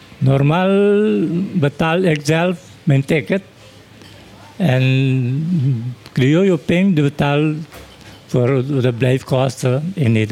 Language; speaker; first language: Dutch; non-native, learner; Papiamento